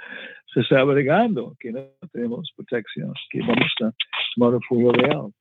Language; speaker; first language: Spanish; non-native, learner; English